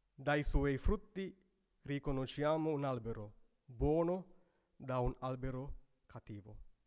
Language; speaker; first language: Italian; non-native, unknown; Sinhala